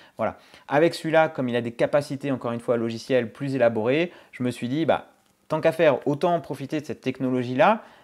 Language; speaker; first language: French; native; French